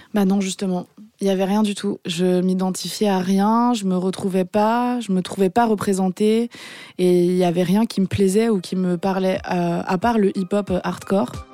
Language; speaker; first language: French; early bilingual, other home language; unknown